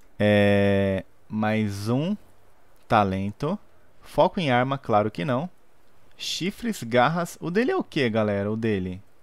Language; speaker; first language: Portuguese; native; Portuguese